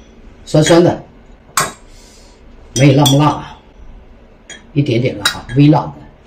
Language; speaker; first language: Chinese; native; Chinese